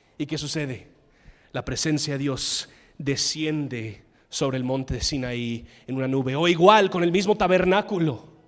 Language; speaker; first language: Spanish; non-native, fluent; English